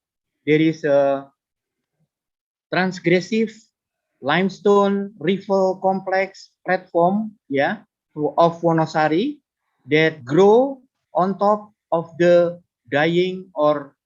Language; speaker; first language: English; non-native, fluent; Indonesian